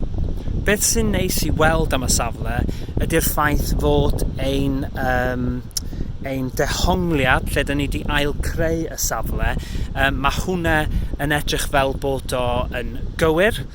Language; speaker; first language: Welsh; native; Welsh